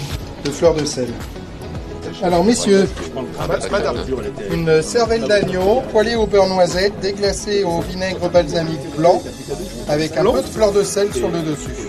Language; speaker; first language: French; native; French